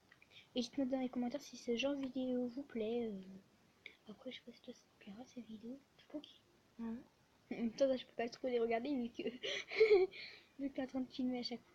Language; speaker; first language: French; native; French